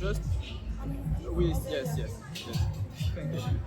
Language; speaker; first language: English; non-native, learner; French